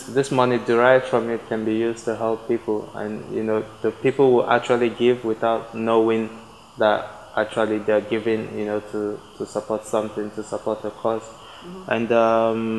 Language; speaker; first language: English; non-native, local second language; Igbo